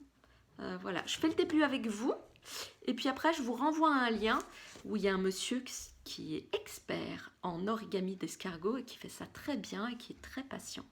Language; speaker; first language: French; native; French